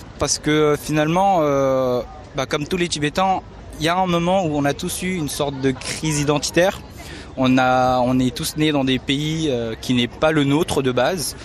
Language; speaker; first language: French; early bilingual, other home language; Tibetan